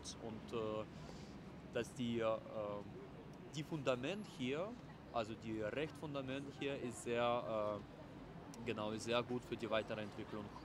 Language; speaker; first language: German; non-native, learner; Russian